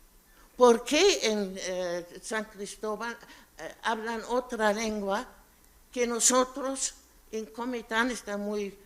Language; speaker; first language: Spanish; non-native, fluent; German